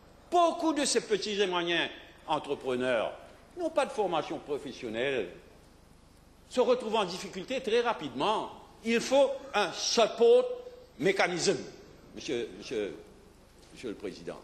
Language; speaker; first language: French; native; French